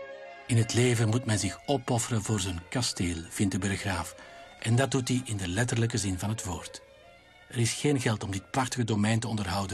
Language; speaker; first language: Dutch; native; Dutch